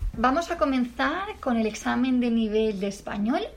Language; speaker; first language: Spanish; native; Spanish